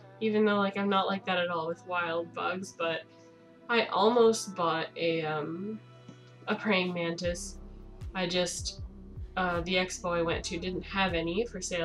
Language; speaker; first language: English; native; English